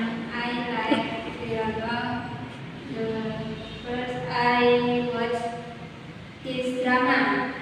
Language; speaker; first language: English; non-native, learner; Indonesian